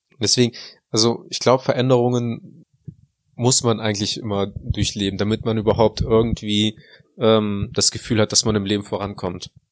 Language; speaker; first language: German; early bilingual, other home language; Russian